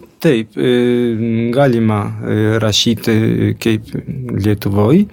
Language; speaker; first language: Lithuanian; early bilingual, heritage; Lithuanian